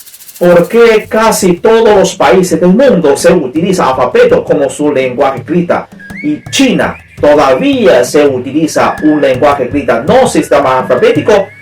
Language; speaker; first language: Spanish; non-native, learner; Chinese